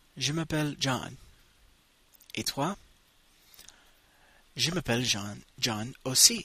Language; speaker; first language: French; non-native, fluent; English